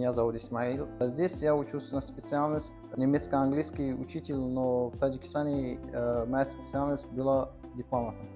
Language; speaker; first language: Russian; non-native, local second language; Tajik